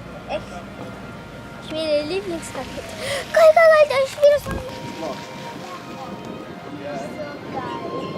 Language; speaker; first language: German; native; German